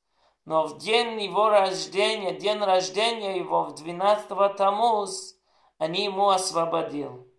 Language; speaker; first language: Russian; non-native, learner; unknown